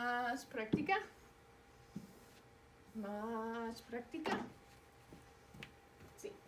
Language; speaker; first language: Spanish; non-native, fluent; English